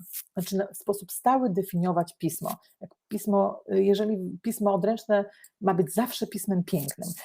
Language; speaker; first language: Polish; native; Polish